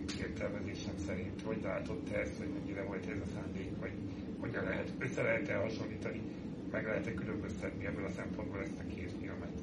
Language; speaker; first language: Hungarian; native; Hungarian